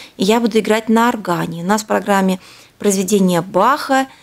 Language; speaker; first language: Russian; native; Russian